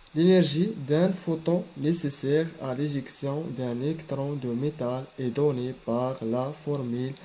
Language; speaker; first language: French; non-native, local second language; Arabic